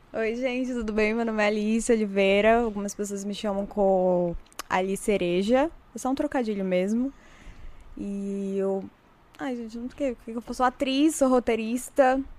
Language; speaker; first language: Portuguese; native; Portuguese